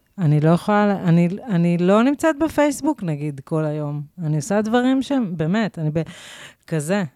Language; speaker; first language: Hebrew; native; Hebrew